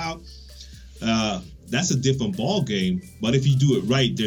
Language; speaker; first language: English; non-native, fluent; Dutch